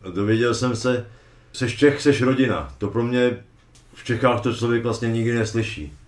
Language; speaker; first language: Czech; native; Czech